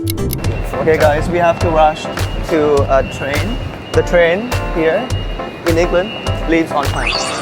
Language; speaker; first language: English; non-native, fluent; Thai